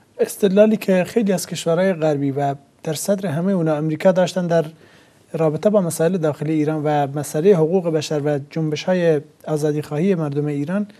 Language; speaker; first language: Persian; non-native, local second language; Central Kurdish